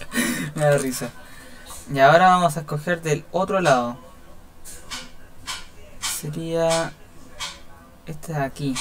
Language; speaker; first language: Spanish; native; Spanish